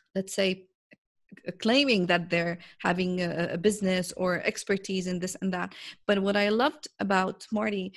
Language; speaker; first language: English; non-native, fluent; Arabic